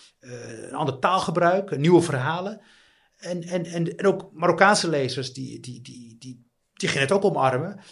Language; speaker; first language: Dutch; early bilingual, other home language; Riffian